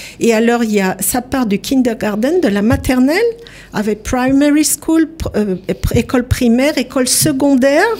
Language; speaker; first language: French; native; French